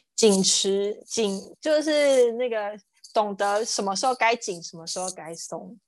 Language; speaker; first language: Chinese; native; Chinese